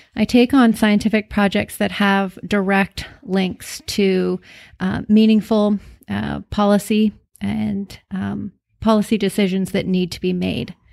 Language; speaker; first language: English; native; English